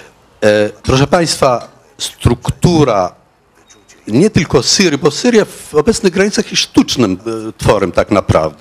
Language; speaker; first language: Polish; non-native, fluent; Arabic